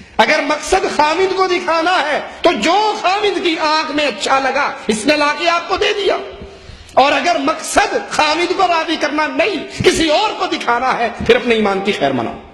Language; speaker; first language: Urdu; non-native, local second language; Punjabi